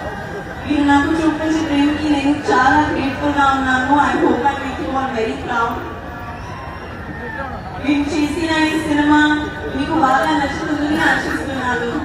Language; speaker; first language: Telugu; non-native, learner; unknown